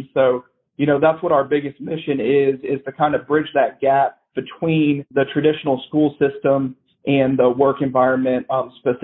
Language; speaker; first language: English; native; English